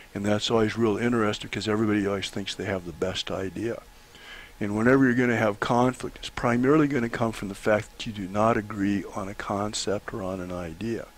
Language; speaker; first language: English; native; English